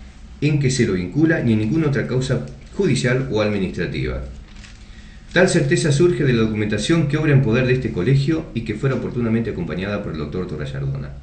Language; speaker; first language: Spanish; native; Spanish